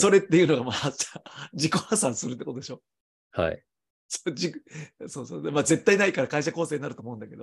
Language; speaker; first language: Japanese; native; Japanese